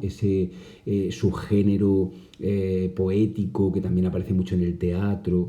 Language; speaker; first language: Spanish; native; Spanish